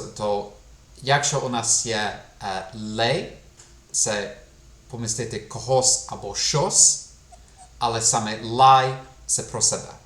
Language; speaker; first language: Ukrainian; non-native, fluent; English